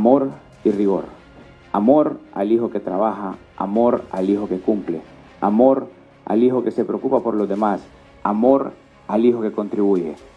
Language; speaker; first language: Spanish; native; Spanish